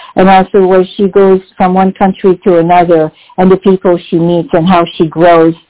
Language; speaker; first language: English; non-native, fluent; French